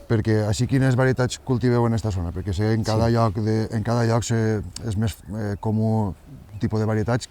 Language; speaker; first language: Catalan; native; Catalan